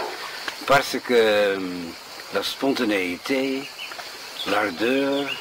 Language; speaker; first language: French; non-native, fluent; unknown